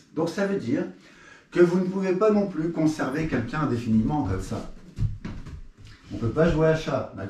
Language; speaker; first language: French; native; French